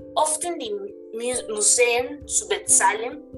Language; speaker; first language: German; non-native, learner; Spanish